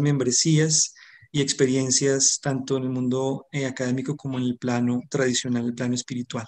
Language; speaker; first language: Spanish; native; Spanish